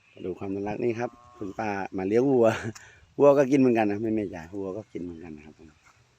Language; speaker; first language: Thai; non-native, local second language; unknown